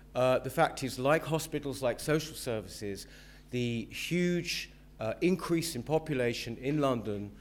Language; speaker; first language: English; native; English